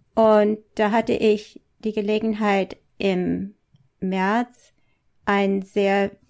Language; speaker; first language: German; non-native, fluent; English